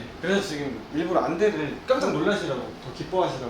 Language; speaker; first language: Korean; native; Korean